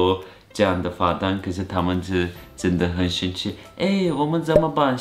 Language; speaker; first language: Chinese; non-native, fluent; Turkish